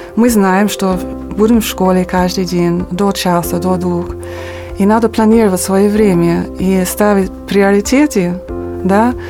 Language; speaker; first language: Russian; non-native, fluent; English